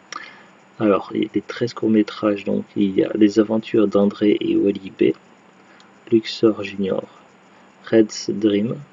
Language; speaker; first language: French; native; French